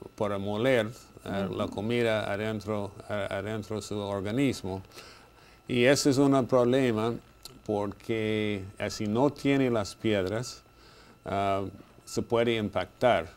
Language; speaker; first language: Spanish; non-native, fluent; English